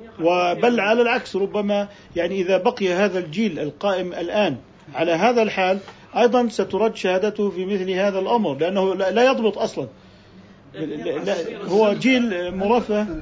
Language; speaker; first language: Arabic; native; Arabic